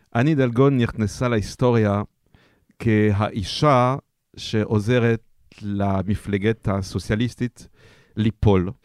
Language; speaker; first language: Hebrew; non-native, fluent; French